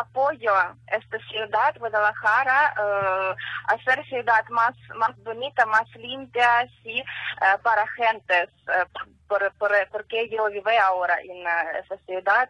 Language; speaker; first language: Spanish; non-native, learner; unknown